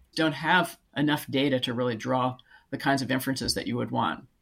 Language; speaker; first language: English; native; English